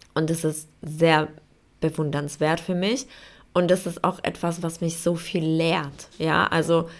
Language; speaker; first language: German; non-native, fluent; Polish